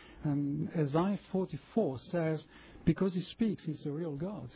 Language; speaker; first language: English; non-native, fluent; French